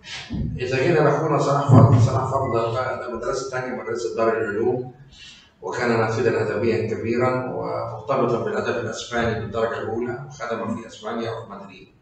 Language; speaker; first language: Arabic; native; Arabic